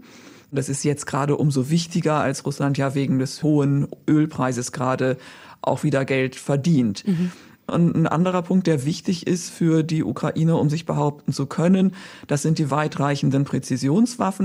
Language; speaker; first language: German; native; German